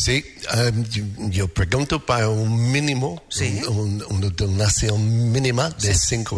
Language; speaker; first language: Spanish; non-native, fluent; English